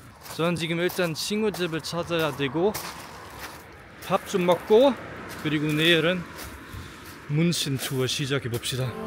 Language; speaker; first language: Korean; non-native, fluent; German